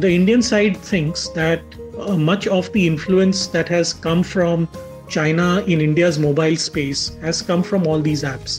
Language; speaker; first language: English; non-native, local second language; Hindi